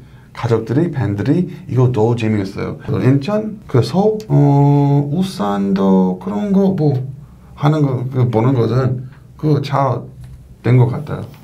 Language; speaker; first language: Korean; non-native, learner; English